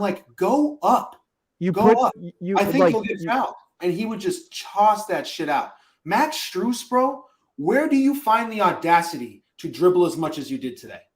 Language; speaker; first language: English; native; English